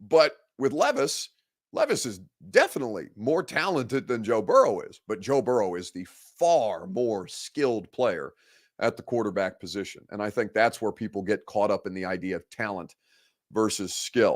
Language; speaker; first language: English; native; English